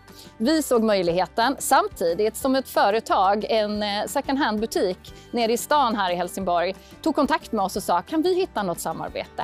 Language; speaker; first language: Swedish; native; Swedish